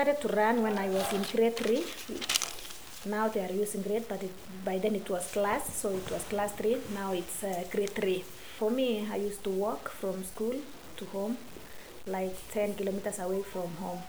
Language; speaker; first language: English; non-native, local second language; Kalenjin